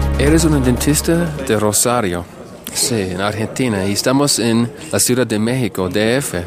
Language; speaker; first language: Spanish; non-native, learner; English